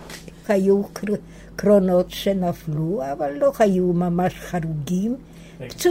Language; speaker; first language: Hebrew; non-native, fluent; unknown